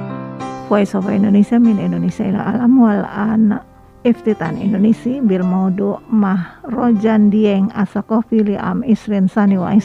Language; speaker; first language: Arabic; non-native, fluent; Indonesian